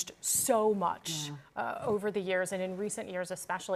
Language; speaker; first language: English; native; English